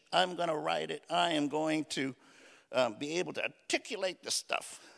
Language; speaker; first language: English; early bilingual, other home language; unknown